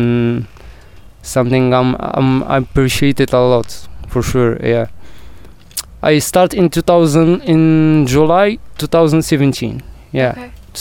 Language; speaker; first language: English; non-native, learner; Arabic